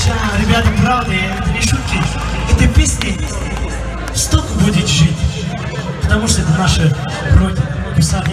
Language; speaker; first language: Russian; non-native, fluent; Lezghian